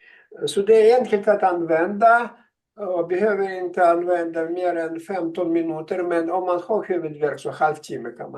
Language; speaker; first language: Swedish; non-native, fluent; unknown